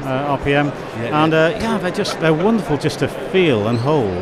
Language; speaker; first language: English; native; English